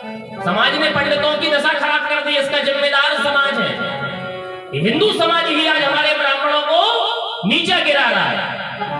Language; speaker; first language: Hindi; native; Hindi